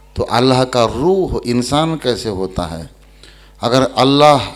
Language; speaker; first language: Hindi; non-native, local second language; Telugu